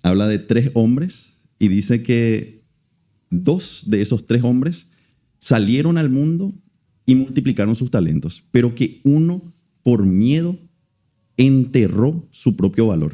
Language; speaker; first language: Spanish; native; Spanish